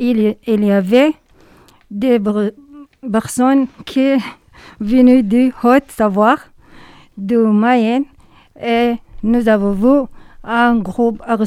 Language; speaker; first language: French; non-native, learner; Arabic